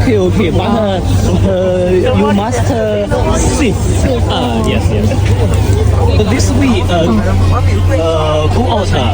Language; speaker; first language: English; non-native, learner; Chinese